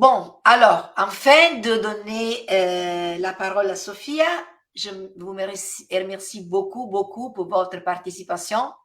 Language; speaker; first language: French; non-native, fluent; Italian